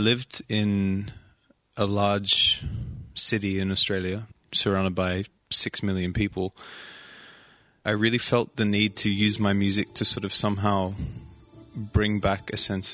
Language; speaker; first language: English; native; English